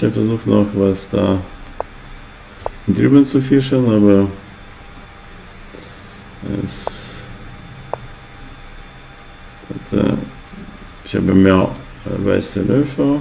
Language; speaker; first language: German; non-native, fluent; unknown